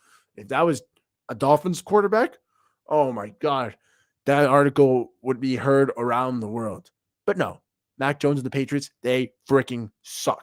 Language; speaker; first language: English; native; English